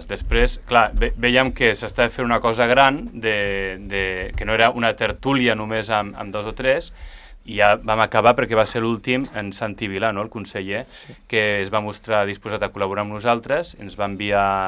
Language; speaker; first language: Catalan; native; Catalan